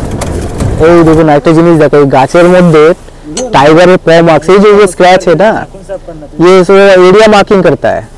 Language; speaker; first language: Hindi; non-native, local second language; Bangla